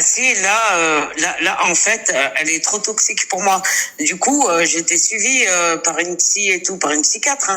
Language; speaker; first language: French; native; French